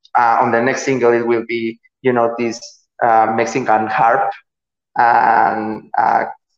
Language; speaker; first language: English; non-native, learner; Spanish